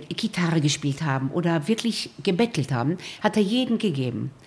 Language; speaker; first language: German; early bilingual, other home language; Romanian